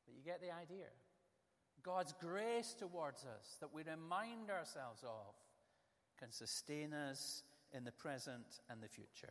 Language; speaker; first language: English; native; English